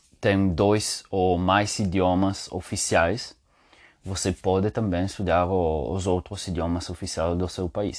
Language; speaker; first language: Portuguese; non-native, learner; Spanish